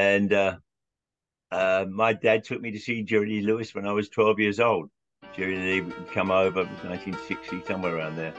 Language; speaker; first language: English; native; English